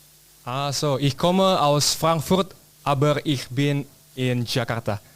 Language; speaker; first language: German; non-native, learner; Indonesian